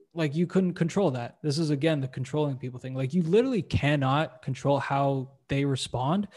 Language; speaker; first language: English; native; English